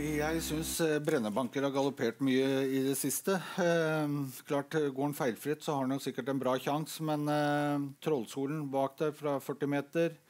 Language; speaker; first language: Norwegian; native; Norwegian